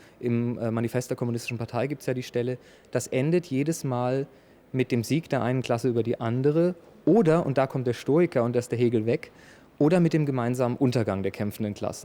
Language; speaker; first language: German; native; German